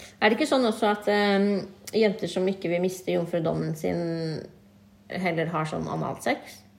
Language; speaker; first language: Norwegian; early bilingual, other home language; Kurdish